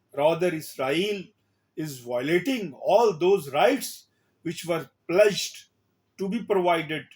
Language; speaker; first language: English; non-native, local second language; Urdu